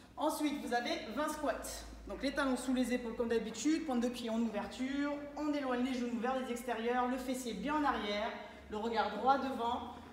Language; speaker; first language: French; native; French